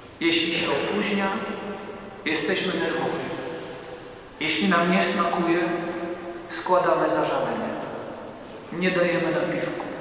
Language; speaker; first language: Polish; native; Polish